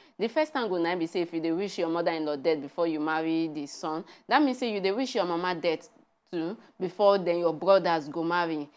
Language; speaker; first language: Nigerian Pidgin; native; Nigerian Pidgin